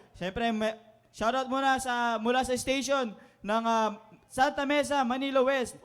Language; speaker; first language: Filipino; native; Filipino